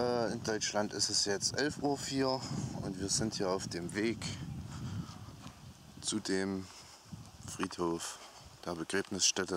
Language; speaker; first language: German; native; German